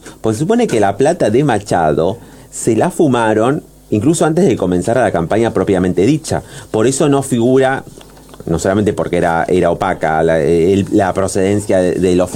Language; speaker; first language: Spanish; native; Spanish